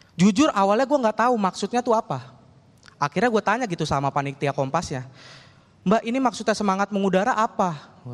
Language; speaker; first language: Indonesian; native; Indonesian